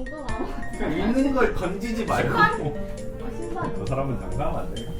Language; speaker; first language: Korean; native; Korean